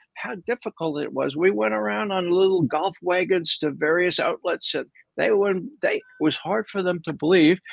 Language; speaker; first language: English; native; English